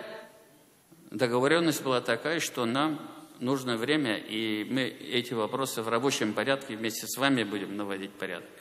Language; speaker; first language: Russian; native; Russian